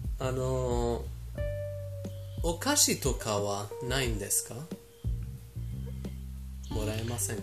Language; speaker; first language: Japanese; non-native, fluent; Persian